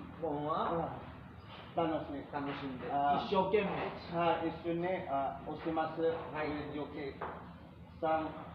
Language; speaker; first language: Japanese; non-native, learner; Filipino